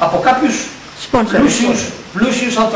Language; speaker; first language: Greek; native; Greek